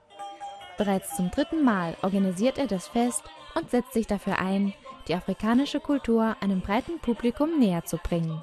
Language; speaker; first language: German; native; German